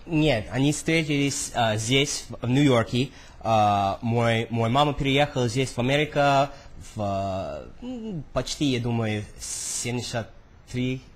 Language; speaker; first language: Russian; early bilingual, heritage; Russian